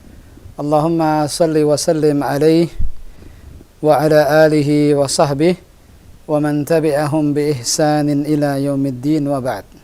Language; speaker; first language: Arabic; non-native, fluent; Indonesian